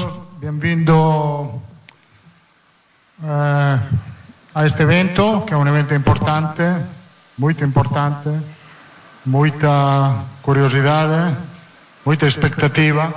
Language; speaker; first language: Portuguese; non-native, fluent; Italian